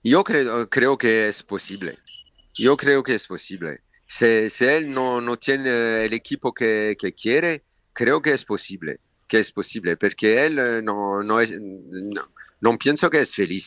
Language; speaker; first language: Spanish; non-native, fluent; French